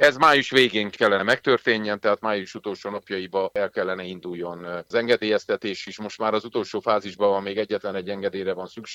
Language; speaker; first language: Hungarian; native; Hungarian